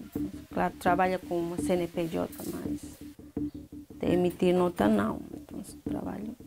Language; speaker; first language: Portuguese; non-native, learner; Spanish